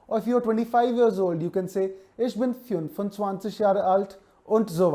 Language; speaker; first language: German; non-native, fluent; Hindi